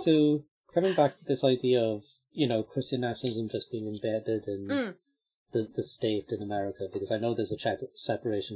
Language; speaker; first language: English; native; English